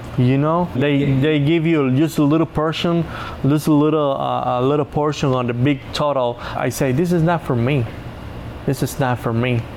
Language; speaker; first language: English; non-native, learner; Spanish